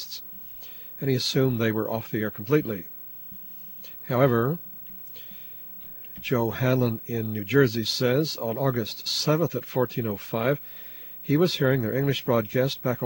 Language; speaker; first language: English; native; English